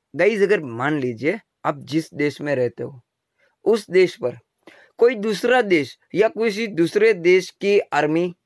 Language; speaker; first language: Hindi; non-native, local second language; Gujarati